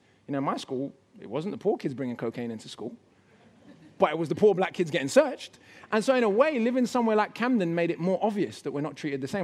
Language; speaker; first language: English; native; English